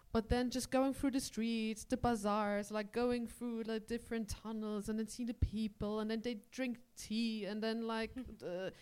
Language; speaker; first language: English; early bilingual, heritage; English